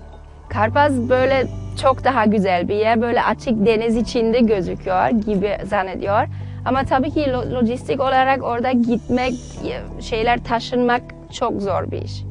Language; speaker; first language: Turkish; non-native, learner; German